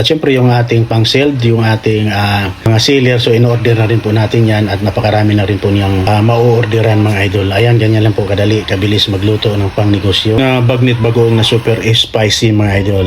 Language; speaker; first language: Filipino; native; Filipino